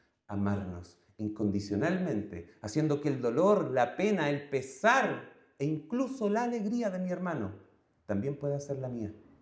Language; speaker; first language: Spanish; native; Spanish